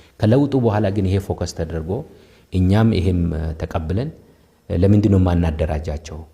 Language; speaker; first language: Amharic; non-native, local second language; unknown